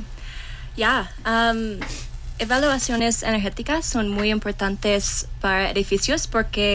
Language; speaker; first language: Spanish; non-native, learner; English